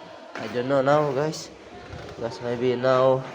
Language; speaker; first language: English; non-native, learner; Indonesian